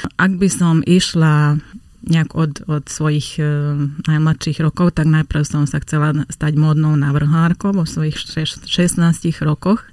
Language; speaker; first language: Slovak; non-native, local second language; Hungarian